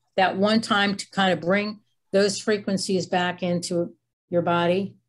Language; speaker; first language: English; native; English